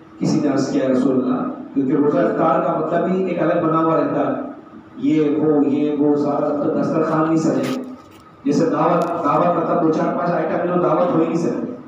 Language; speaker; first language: Urdu; native; Urdu